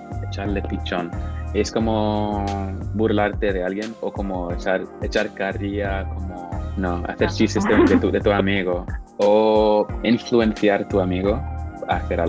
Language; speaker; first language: Spanish; non-native, fluent; English